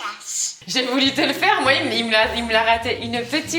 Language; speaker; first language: French; native; French